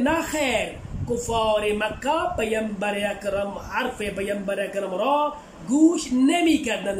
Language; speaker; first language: Persian; non-native, fluent; Urdu